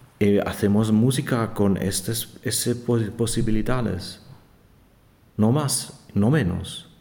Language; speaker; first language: Spanish; non-native, learner; German